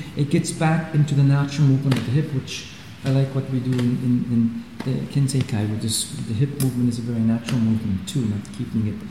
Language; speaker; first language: English; non-native, fluent; Swiss German